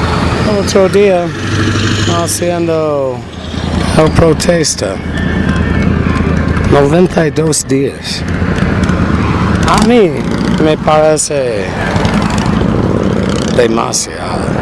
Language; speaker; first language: Spanish; non-native, fluent; English